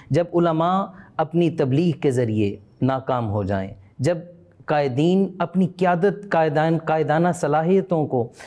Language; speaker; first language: Urdu; native; Urdu